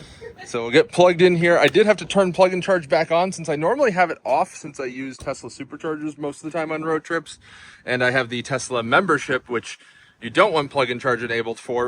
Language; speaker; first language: English; native; English